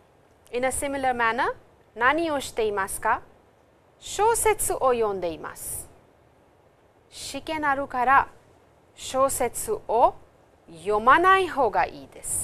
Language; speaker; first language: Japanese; non-native, fluent; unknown